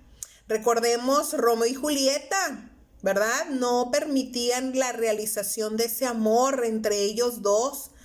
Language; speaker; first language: Spanish; native; Spanish